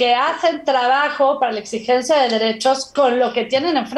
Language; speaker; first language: Spanish; native; Spanish